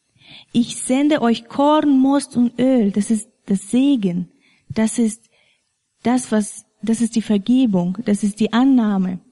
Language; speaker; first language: German; non-native, fluent; Russian